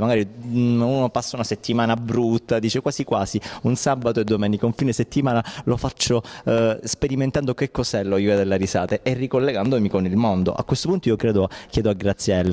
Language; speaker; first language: Italian; native; Italian